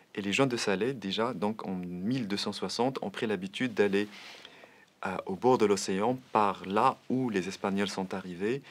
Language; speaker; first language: French; non-native, local second language; Arabic